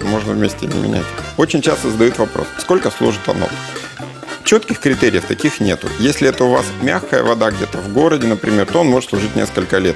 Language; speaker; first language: Russian; native; Russian